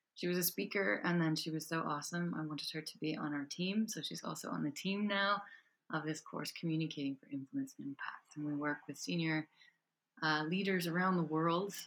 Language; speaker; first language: English; native; English